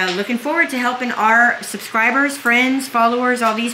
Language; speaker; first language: English; native; English